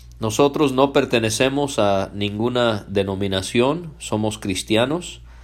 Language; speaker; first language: Spanish; early bilingual, other home language; English